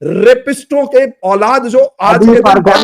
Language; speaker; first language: Hindi; native; Hindi